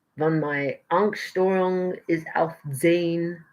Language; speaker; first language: German; non-native, learner; English